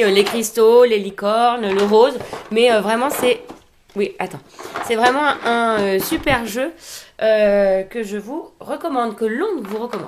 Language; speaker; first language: French; native; French